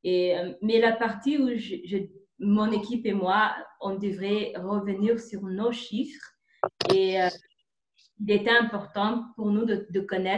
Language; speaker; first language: French; non-native, fluent; Kinyarwanda